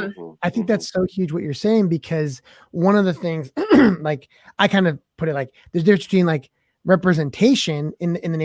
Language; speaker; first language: English; native; English